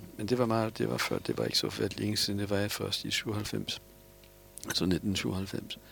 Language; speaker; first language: Danish; non-native, fluent; Polish